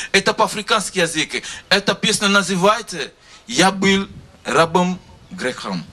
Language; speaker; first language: Russian; non-native, learner; Lingala